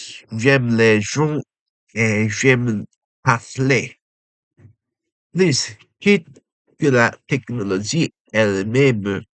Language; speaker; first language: French; non-native, learner; Japanese